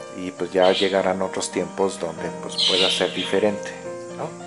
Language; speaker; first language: Spanish; native; Spanish